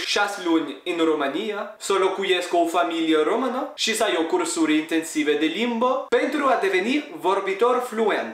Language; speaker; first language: Romanian; non-native, learner; French